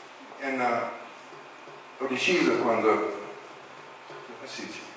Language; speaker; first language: Italian; non-native, learner; English